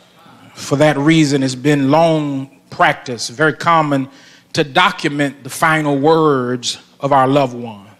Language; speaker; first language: English; native; English